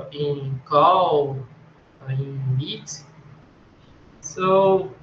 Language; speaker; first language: English; non-native, learner; Portuguese